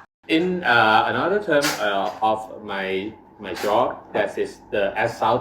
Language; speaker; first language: English; non-native, learner; Thai